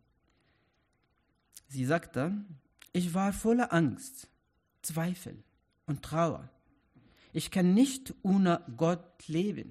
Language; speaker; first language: German; non-native, fluent; Arabic